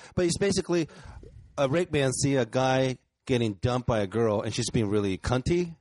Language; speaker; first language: English; early bilingual, other home language; Japanese